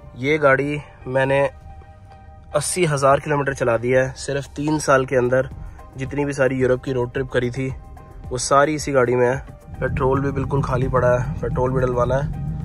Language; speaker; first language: Hindi; native; Hindi